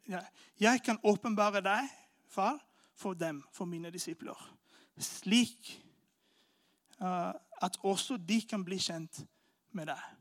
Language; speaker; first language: Norwegian; non-native, fluent; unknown